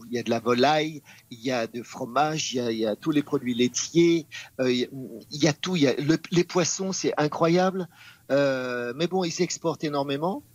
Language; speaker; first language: French; non-native, fluent; Dutch